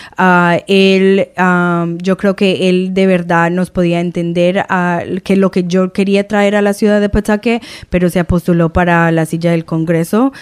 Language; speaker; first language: Spanish; early bilingual, heritage; Spanish